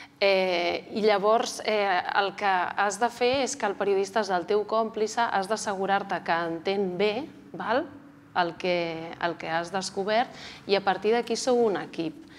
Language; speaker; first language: Catalan; native; Catalan